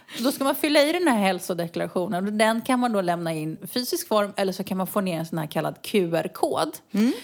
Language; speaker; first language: Swedish; native; Swedish